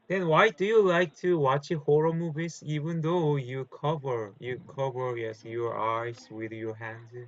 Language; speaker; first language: English; non-native, learner; Korean